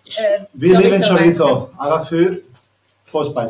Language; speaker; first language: German; non-native, learner; Spanish